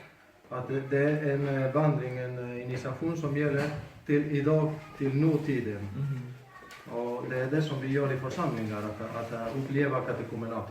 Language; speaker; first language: Swedish; non-native, fluent; Spanish